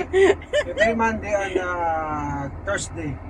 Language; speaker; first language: English; non-native, learner; Filipino